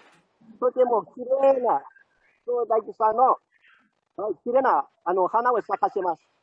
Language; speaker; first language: Japanese; non-native, fluent; Malagasy